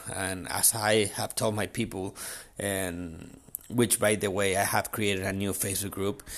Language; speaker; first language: English; non-native, fluent; Spanish